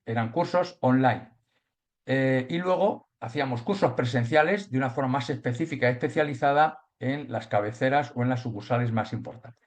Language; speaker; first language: Spanish; native; Spanish